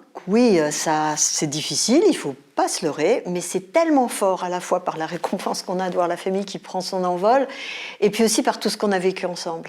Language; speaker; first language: French; native; French